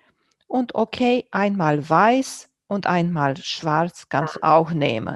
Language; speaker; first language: German; non-native, fluent; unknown